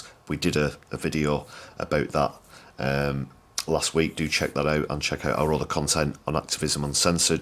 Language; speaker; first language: English; native; English